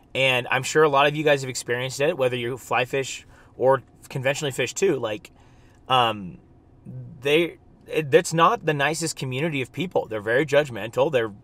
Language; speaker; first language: English; native; English